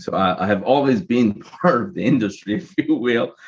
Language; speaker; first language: English; non-native, fluent; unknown